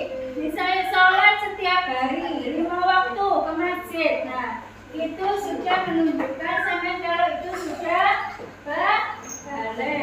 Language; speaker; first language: Indonesian; native; Indonesian